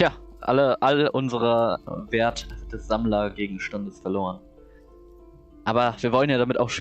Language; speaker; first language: German; native; German